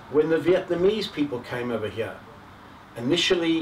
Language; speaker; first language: English; native; English